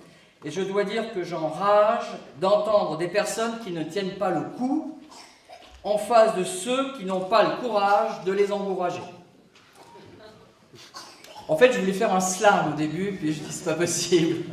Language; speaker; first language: French; native; French